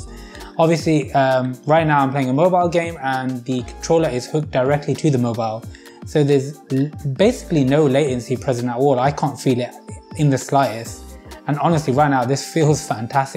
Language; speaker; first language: English; native; English